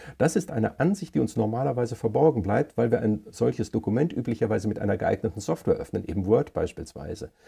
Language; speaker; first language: German; native; German